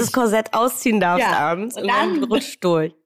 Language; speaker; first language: German; native; German